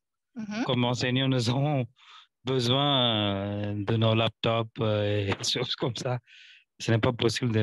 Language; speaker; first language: French; non-native, fluent; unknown